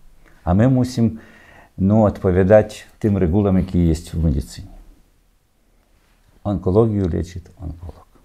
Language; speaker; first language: Polish; non-native, learner; Ukrainian